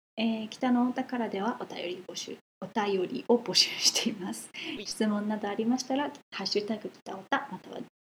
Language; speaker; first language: Japanese; native; Japanese